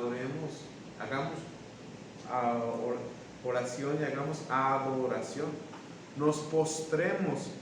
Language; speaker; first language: Spanish; native; Spanish